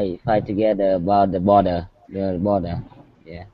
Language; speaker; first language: English; non-native, learner; Vietnamese